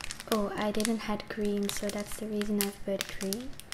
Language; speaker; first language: English; non-native, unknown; Dutch